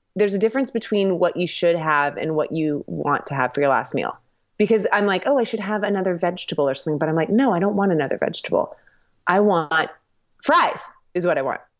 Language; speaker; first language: English; native; English